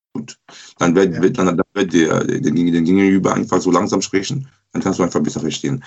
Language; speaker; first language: German; non-native, learner; French